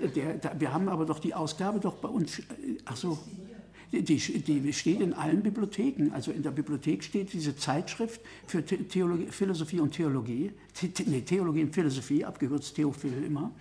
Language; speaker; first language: German; native; German